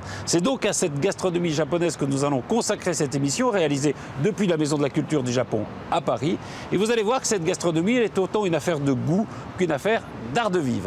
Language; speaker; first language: French; native; French